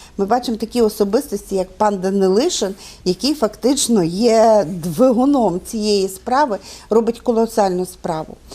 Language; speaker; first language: Ukrainian; native; Ukrainian